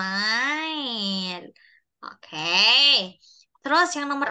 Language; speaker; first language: Indonesian; native; Indonesian